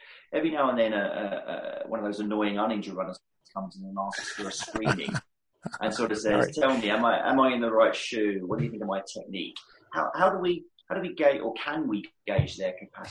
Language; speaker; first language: English; native; English